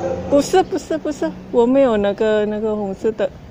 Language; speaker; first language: Chinese; non-native, learner; Indonesian